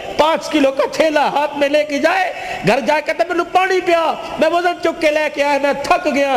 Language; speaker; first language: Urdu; non-native, local second language; Punjabi